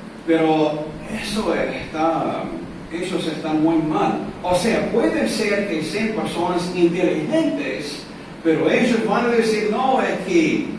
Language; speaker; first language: Spanish; non-native, fluent; English